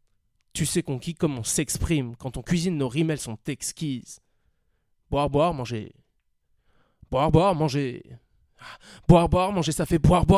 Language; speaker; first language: French; native; French